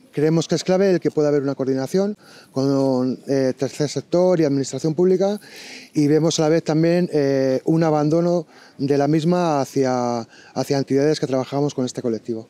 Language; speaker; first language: Spanish; native; Spanish